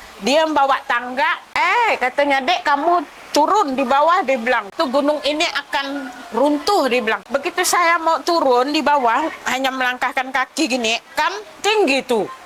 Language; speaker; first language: Indonesian; non-native, local second language; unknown